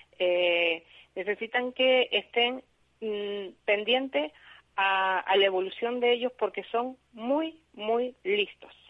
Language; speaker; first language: Spanish; native; Spanish